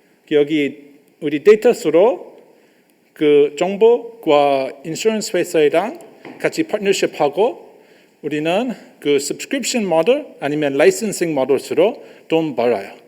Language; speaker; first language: Korean; non-native, learner; English